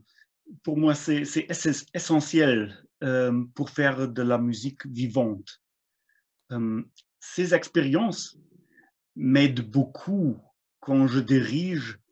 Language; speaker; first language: French; non-native, fluent; German